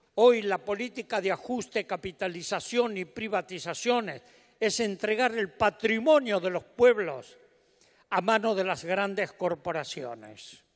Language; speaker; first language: Spanish; native; Spanish